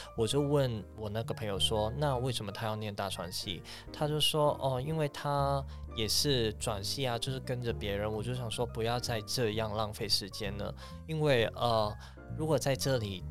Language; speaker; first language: Chinese; non-native, fluent; Cantonese